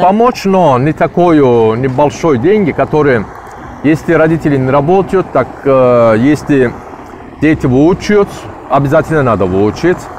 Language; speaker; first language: Russian; non-native, learner; Turkish